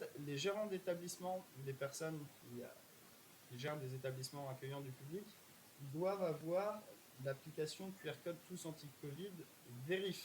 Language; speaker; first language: French; native; French